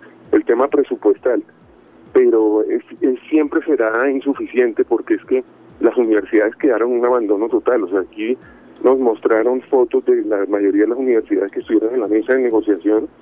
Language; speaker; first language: Spanish; native; Spanish